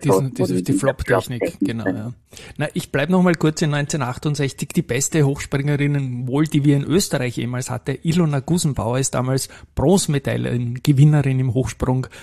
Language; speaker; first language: German; native; German